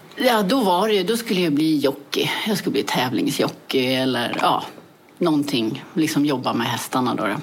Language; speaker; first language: Swedish; early bilingual, other home language; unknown